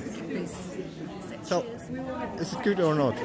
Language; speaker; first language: English; non-native, learner; Finnish